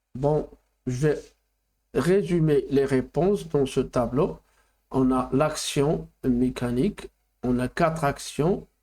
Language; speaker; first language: French; non-native, local second language; Arabic